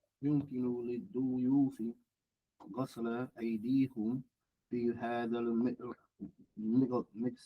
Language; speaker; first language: Arabic; non-native, learner; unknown